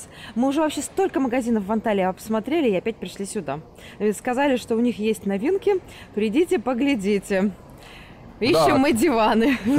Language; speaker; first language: Russian; native; Russian